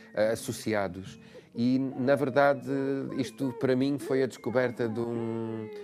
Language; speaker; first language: Portuguese; non-native, fluent; English